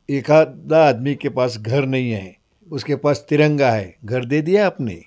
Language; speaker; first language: Hindi; non-native, local second language; Marathi